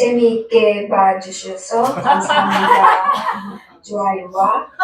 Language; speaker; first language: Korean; non-native, local second language; Filipino